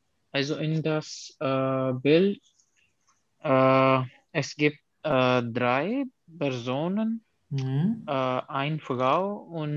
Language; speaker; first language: German; non-native, learner; Urdu